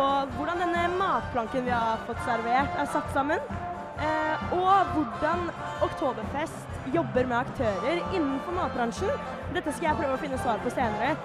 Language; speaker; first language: Norwegian; native; Norwegian